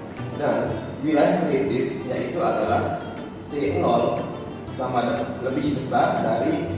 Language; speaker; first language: Indonesian; native; Indonesian